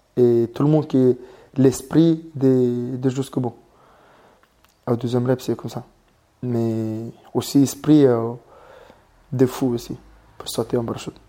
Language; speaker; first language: French; non-native, learner; Mongolian